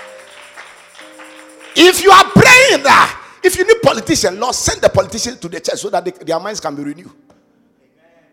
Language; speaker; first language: English; non-native, local second language; Akan